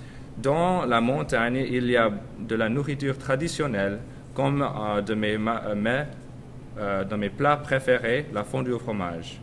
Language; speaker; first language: French; non-native, learner; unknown